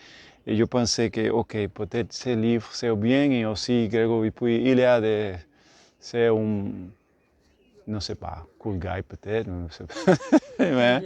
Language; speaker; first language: French; non-native, learner; Spanish